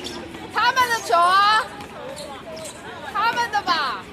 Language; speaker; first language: Chinese; native; Chinese